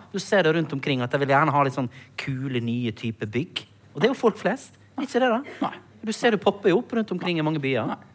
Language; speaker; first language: Norwegian; native; Norwegian